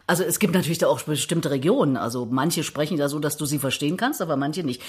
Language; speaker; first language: German; native; German